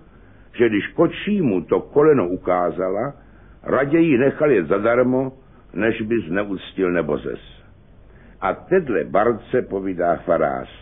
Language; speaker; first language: Czech; native; Czech